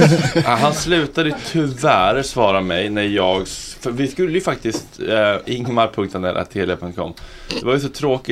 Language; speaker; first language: Swedish; native; Swedish